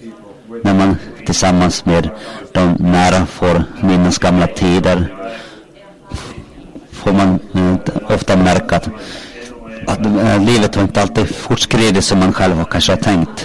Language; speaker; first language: Swedish; non-native, local second language; Finnish